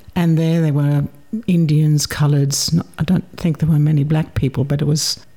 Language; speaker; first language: English; native; English